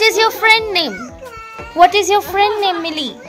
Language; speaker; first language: English; non-native, local second language; Kannada